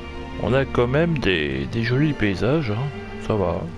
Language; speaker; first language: French; native; French